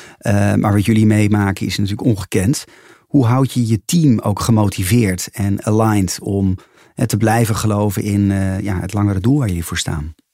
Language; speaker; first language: Dutch; native; Dutch